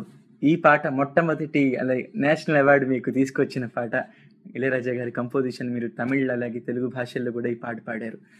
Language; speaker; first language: Telugu; native; Telugu